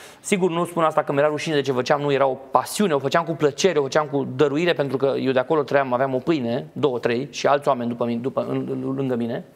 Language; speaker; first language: Romanian; native; Romanian